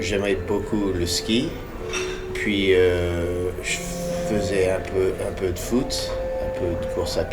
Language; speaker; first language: French; early bilingual, heritage; English